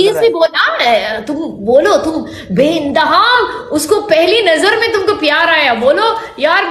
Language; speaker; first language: Hindi; non-native, learner; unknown